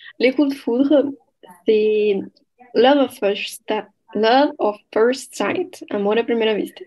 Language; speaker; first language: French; non-native, learner; Portuguese